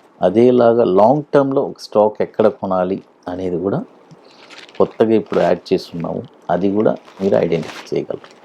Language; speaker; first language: Telugu; native; Telugu